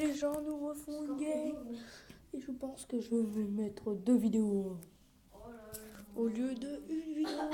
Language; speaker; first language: French; native; French